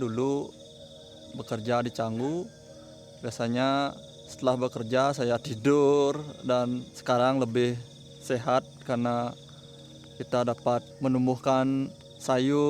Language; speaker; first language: Indonesian; non-native, local second language; Balinese